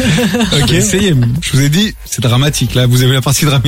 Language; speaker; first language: French; native; French